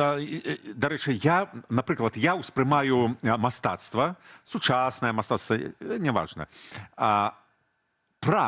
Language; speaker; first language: Belarusian; native; Belarusian